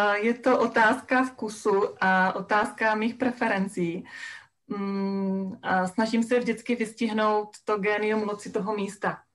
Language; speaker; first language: Czech; native; Czech